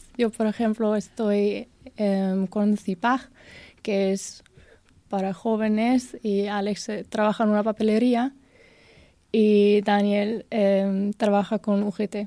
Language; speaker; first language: Spanish; non-native, learner; German